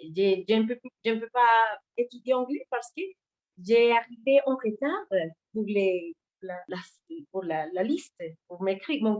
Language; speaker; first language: French; non-native, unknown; Spanish